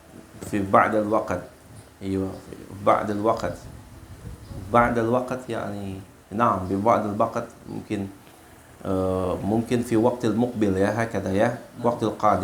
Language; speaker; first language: Arabic; non-native, fluent; Indonesian